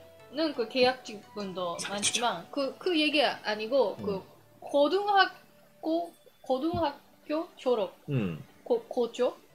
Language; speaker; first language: Korean; non-native, fluent; Japanese